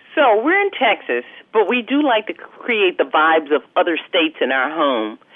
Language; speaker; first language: English; native; English